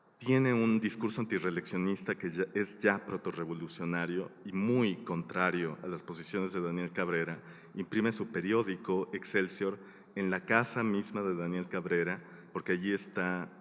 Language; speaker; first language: Spanish; native; Spanish